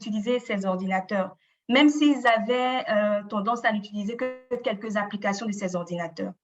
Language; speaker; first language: French; native; French